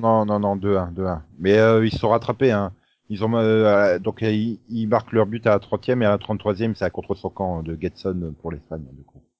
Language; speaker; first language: French; native; French